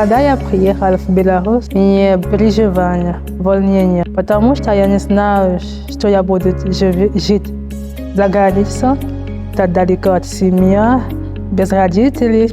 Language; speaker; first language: Russian; non-native, learner; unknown